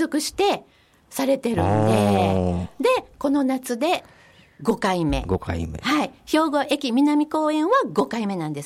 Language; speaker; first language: Japanese; native; Japanese